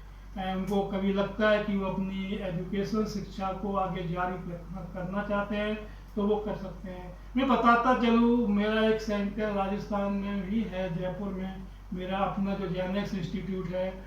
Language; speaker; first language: Hindi; native; Hindi